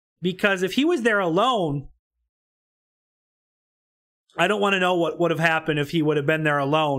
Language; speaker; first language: English; native; English